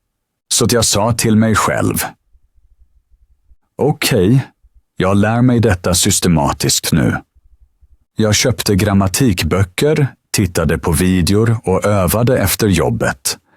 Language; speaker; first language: Swedish; non-native, fluent; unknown